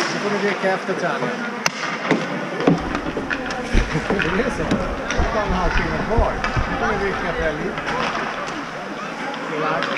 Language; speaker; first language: Swedish; native; Swedish